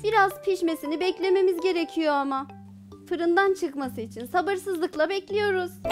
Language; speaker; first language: Turkish; native; Turkish